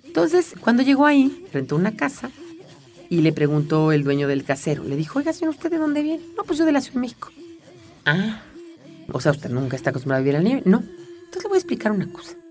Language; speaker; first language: Spanish; native; Spanish